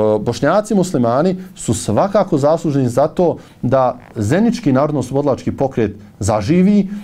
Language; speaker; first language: Bosnian; native; Bosnian